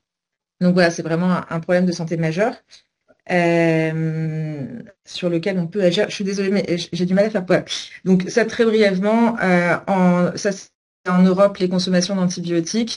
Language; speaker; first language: French; native; French